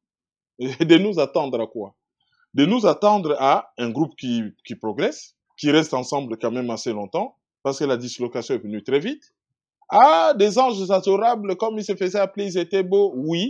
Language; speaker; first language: French; non-native, local second language; Lingala